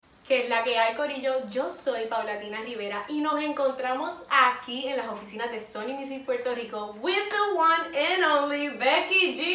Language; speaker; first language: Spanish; native; Spanish